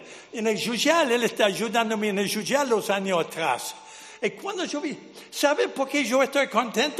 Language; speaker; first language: Spanish; non-native, fluent; English